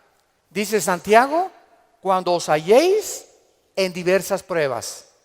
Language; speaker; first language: Spanish; native; Spanish